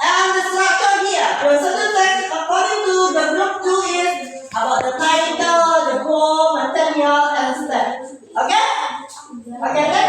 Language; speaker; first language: English; non-native, learner; Indonesian